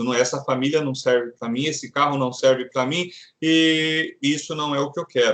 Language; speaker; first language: Portuguese; native; Portuguese